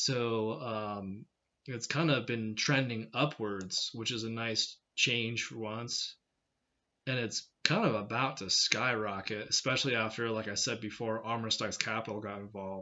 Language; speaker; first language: English; native; English